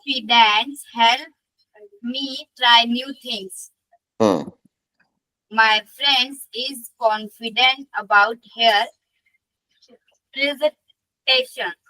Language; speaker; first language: English; non-native, learner; Hindi